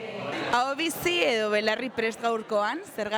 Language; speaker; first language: Basque; native; Basque